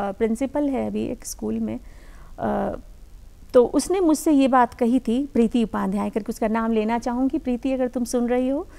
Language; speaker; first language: Hindi; native; Hindi